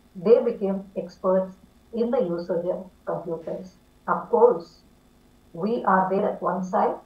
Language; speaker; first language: English; non-native, local second language; Tamil